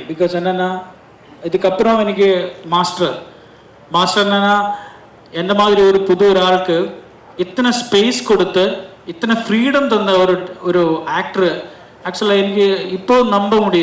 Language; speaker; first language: Tamil; non-native, learner; Malayalam